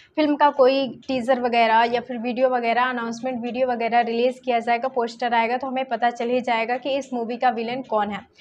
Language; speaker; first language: Hindi; native; Hindi